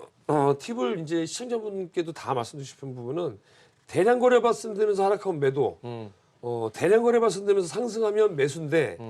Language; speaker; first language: Korean; native; Korean